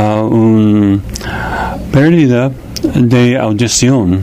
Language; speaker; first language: Spanish; non-native, fluent; English